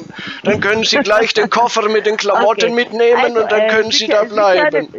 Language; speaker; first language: German; native; German